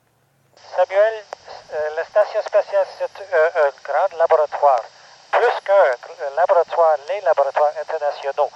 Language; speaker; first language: French; non-native, local second language; English